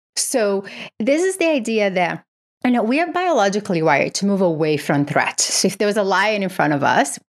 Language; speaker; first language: English; non-native, fluent; Portuguese